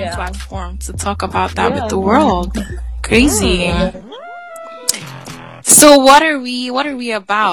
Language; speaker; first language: English; non-native, local second language; Igbo